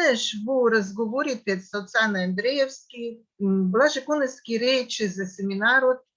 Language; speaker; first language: Macedonian; non-native, fluent; Russian